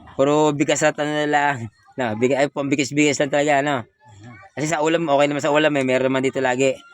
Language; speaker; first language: Filipino; native; Filipino